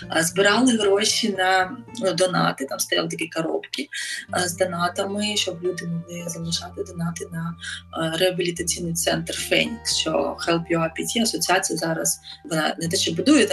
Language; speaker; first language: Ukrainian; native; Ukrainian